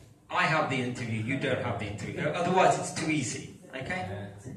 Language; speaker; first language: English; non-native, fluent; Italian